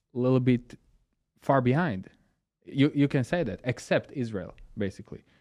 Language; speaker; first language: English; non-native, fluent; Hebrew